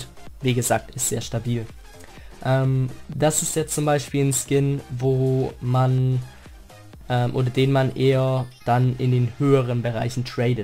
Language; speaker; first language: German; native; German